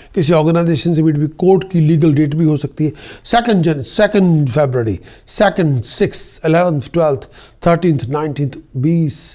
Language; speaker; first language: Hindi; native; Hindi